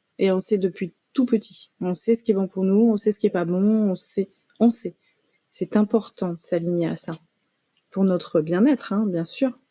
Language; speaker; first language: French; native; French